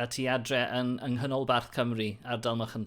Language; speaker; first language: Welsh; non-native, local second language; English